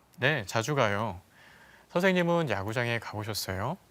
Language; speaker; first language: Korean; native; Korean